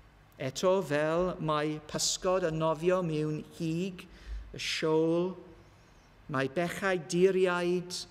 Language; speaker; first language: Welsh; non-native, learner; English